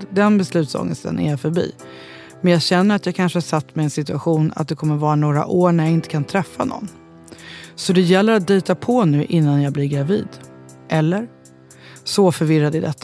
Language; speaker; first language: Swedish; native; Swedish